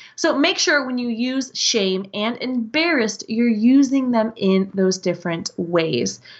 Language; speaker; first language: English; native; English